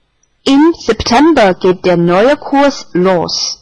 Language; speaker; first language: German; non-native, fluent; Chinese